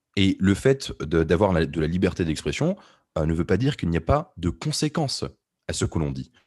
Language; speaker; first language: French; non-native, local second language; Arabic